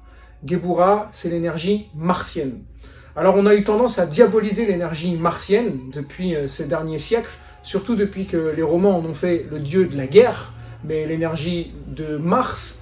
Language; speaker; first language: French; native; French